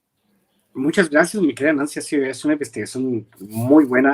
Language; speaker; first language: Spanish; native; Spanish